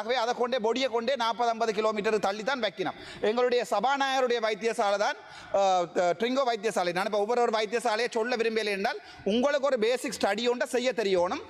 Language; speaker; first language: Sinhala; non-native, local second language; Tamil